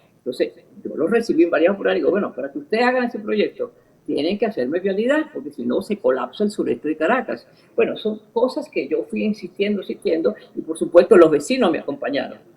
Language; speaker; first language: Spanish; early bilingual, other home language; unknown